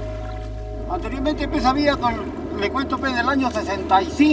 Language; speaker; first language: Spanish; native; Spanish